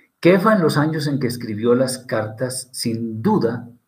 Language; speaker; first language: Spanish; native; Spanish